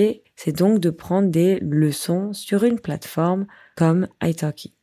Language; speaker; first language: French; native; French